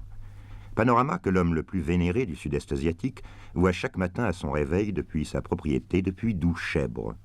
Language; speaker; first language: French; native; French